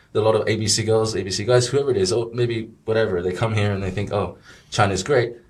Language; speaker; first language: English; native; English